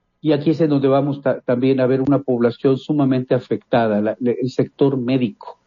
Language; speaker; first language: Spanish; native; Spanish